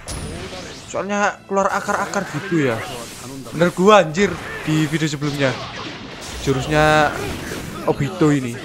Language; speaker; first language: Indonesian; native; Indonesian